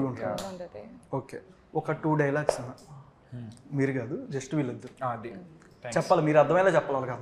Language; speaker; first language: Telugu; native; Telugu